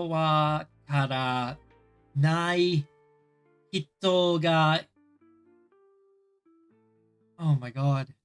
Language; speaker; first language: Japanese; non-native, learner; English